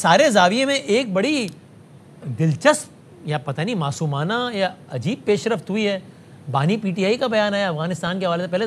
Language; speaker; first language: Urdu; native; Urdu